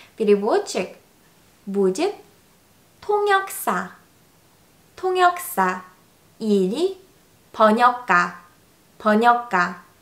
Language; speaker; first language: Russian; non-native, fluent; Korean